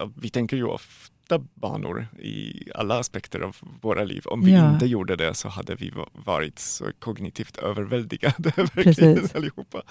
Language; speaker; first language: Swedish; non-native, fluent; Polish